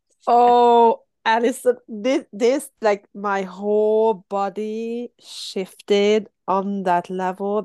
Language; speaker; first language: English; non-native, fluent; Swedish